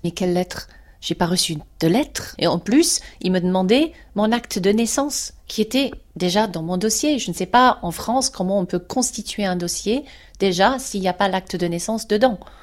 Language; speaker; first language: French; non-native, fluent; English